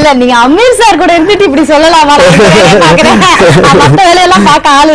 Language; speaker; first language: Tamil; native; Tamil